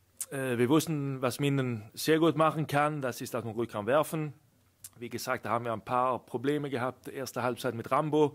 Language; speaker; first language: German; non-native, fluent; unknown